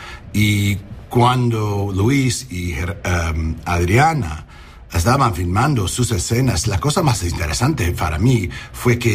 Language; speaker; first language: Spanish; early bilingual, heritage; English